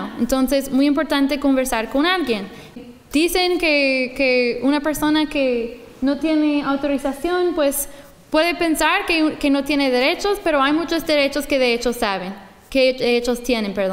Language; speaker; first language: Spanish; non-native, fluent; English